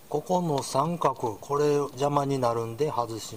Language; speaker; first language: Japanese; native; Japanese